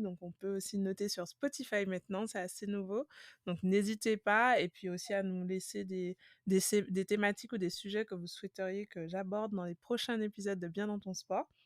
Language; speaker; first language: French; native; French